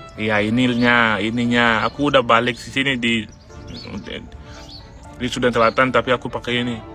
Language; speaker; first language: Indonesian; non-native, fluent; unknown